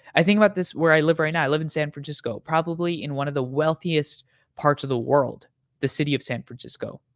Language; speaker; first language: English; native; English